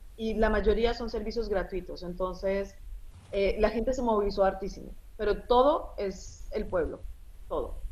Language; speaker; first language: Spanish; early bilingual, other home language; Arabic